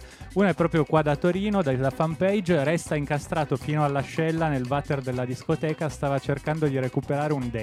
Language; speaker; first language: Italian; native; Italian